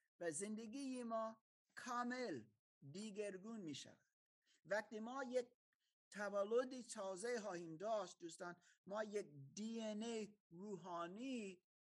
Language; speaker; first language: Persian; non-native, fluent; German